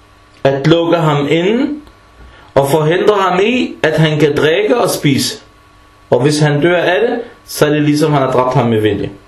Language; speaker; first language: Danish; non-native, fluent; Arabic